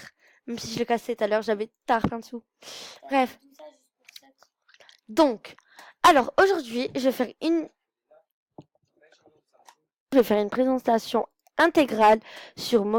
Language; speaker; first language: French; native; French